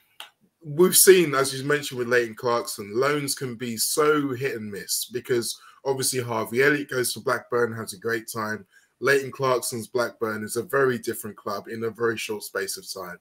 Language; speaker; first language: English; native; English